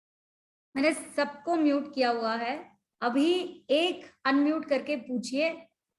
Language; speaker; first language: Hindi; native; Hindi